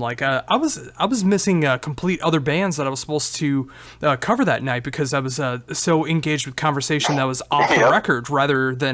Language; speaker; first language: English; native; English